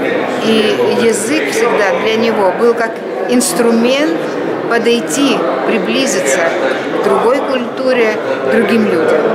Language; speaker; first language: Russian; non-native, local second language; Lithuanian